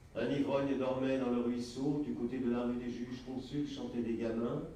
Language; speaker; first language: French; native; French